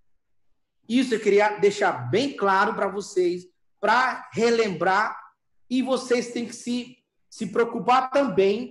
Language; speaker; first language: Portuguese; non-native, local second language; Yanomámi